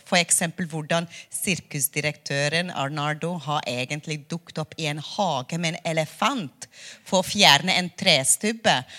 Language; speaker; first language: Norwegian; non-native, fluent; Hungarian